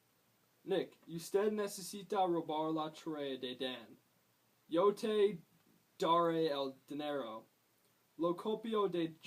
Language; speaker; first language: Spanish; non-native, learner; English